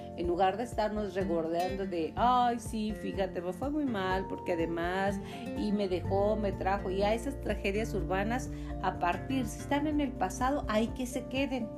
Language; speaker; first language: Spanish; native; Spanish